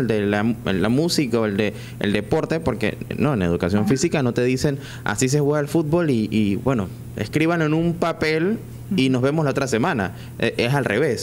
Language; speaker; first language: Spanish; native; Spanish